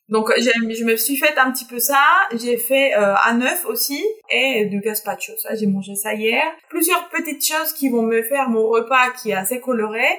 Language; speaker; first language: French; non-native, fluent; Spanish